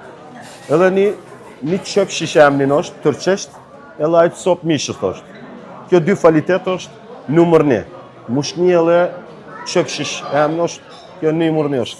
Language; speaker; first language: Albanian; early bilingual, heritage; Albanian